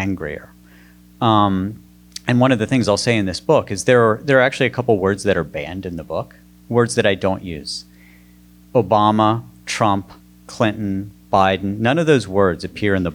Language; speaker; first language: English; native; English